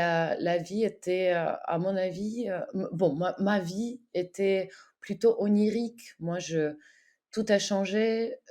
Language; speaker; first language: French; non-native, fluent; Ukrainian